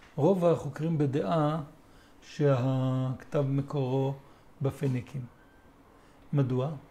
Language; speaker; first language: Hebrew; native; Hebrew